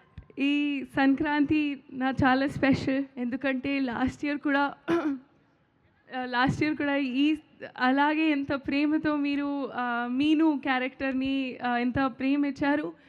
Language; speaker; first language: Telugu; non-native, learner; Hindi